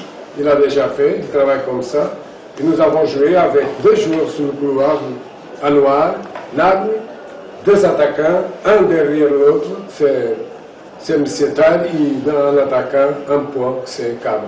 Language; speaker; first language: French; non-native, fluent; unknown